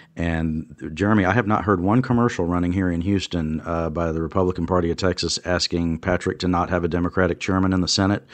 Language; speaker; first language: English; native; English